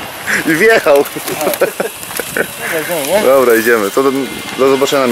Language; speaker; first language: Polish; native; Polish